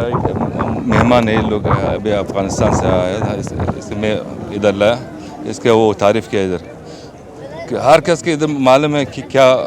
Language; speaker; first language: Hindi; non-native, learner; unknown